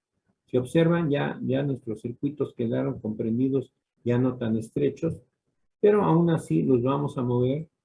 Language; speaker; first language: Spanish; native; Spanish